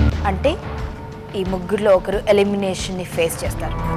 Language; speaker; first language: Telugu; native; Telugu